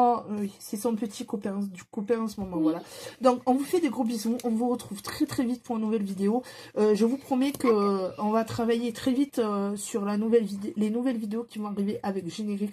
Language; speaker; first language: French; native; French